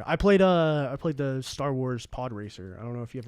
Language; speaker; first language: English; native; English